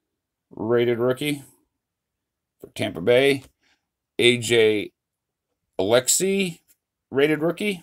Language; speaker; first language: English; native; English